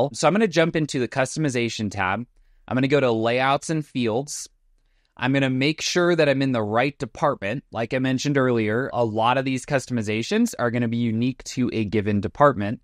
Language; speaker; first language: English; native; English